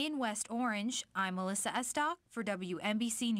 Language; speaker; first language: English; native; English